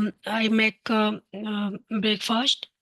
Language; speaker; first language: English; non-native, learner; Hindi